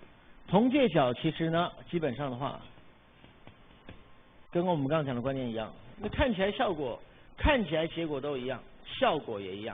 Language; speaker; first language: Chinese; native; Chinese